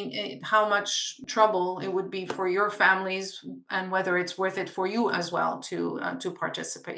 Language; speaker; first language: English; non-native, local second language; French